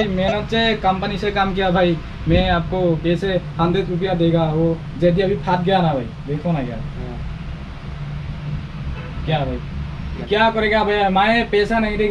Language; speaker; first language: Hindi; non-native, local second language; Assamese